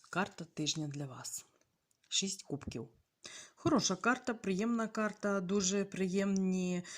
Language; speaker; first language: Ukrainian; native; Ukrainian